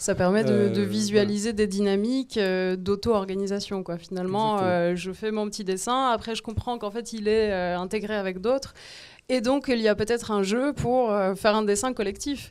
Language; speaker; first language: French; native; French